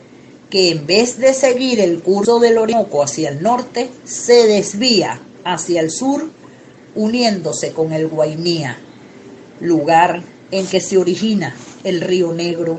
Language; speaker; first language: Spanish; native; Spanish